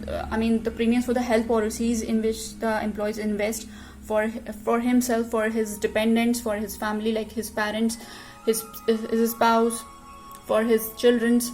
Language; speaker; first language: English; non-native, local second language; Hindi